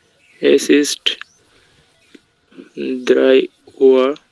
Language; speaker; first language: German; non-native, learner; Bangla